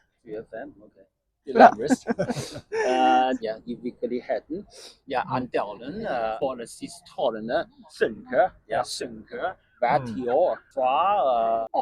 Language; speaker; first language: Norwegian; non-native, learner; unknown